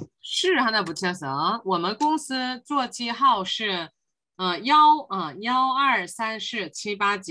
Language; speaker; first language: Chinese; non-native, fluent; Korean